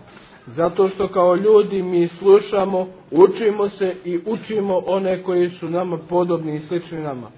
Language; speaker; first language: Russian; non-native, learner; Serbian